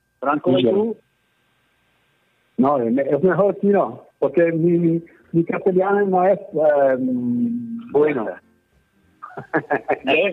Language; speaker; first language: Spanish; non-native, learner; Italian